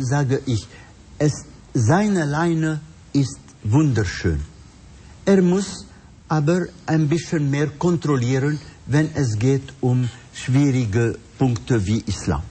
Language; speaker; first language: German; non-native, fluent; Arabic